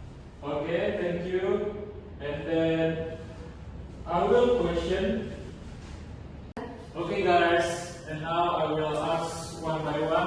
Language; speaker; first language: English; non-native, learner; Indonesian